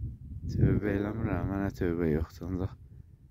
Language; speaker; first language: Azerbaijani; native; Azerbaijani